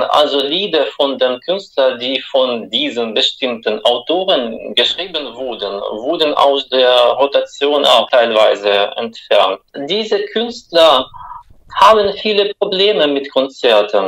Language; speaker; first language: German; non-native, fluent; Russian